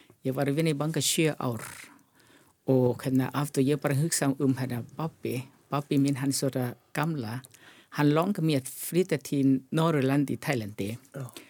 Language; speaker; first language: Icelandic; non-native, learner; Thai